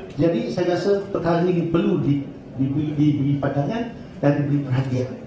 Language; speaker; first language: Malay; non-native, local second language; Chinese